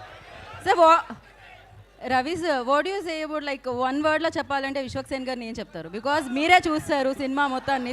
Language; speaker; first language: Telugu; native; Telugu